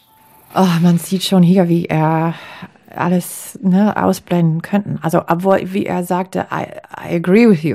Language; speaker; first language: German; non-native, fluent; English